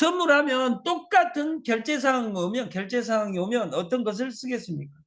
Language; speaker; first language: Korean; native; Korean